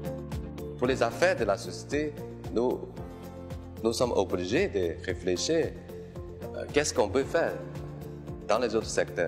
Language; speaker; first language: French; non-native, fluent; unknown